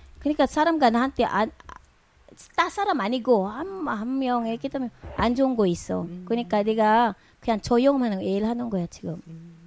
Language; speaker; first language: Korean; non-native, learner; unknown